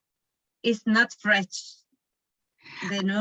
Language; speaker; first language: English; non-native, learner; Spanish